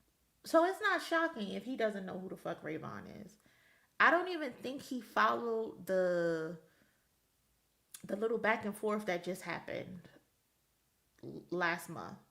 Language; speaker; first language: English; native; English